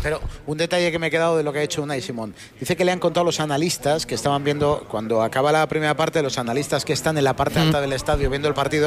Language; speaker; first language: Spanish; native; Spanish